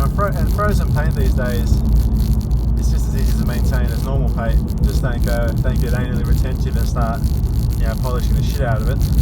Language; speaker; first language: English; native; English